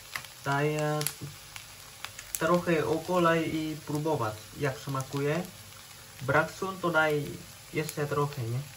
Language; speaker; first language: Polish; non-native, learner; Vietnamese